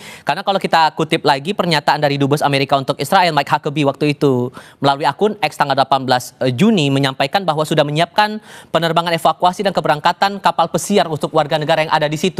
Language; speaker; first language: Indonesian; native; Indonesian